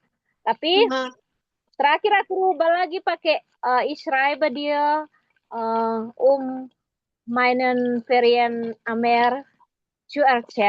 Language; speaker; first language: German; non-native, learner; Indonesian